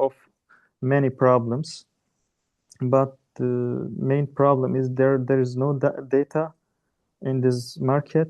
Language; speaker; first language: English; non-native, learner; Turkish